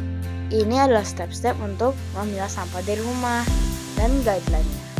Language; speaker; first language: Indonesian; native; Indonesian